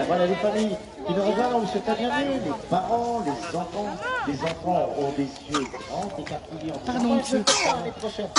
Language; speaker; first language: French; native; French